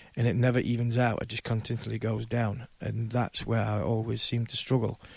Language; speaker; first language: English; native; English